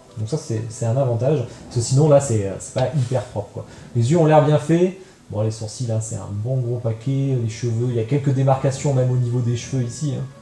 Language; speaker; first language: French; native; French